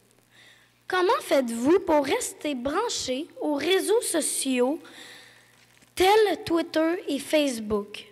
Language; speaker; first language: French; native; French